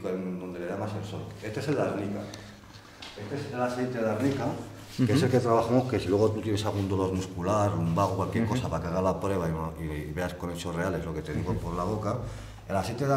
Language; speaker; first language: Spanish; non-native, fluent; Arabic